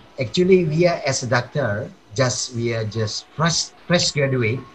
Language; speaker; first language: English; non-native, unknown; Indonesian